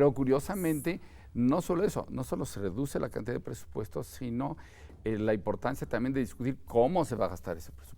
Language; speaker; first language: Spanish; native; Spanish